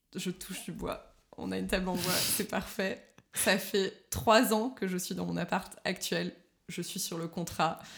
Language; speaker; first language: French; native; French